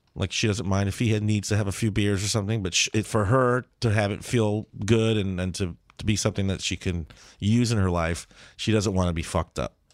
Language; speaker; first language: English; early bilingual, other home language; Spanish